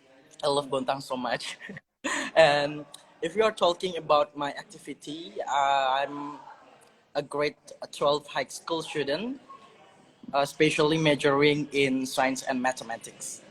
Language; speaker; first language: English; non-native, learner; Indonesian